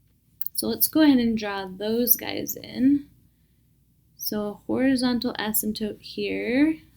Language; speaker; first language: English; native; English